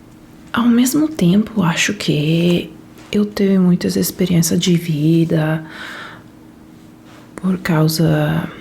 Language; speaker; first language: Portuguese; non-native, fluent; Italian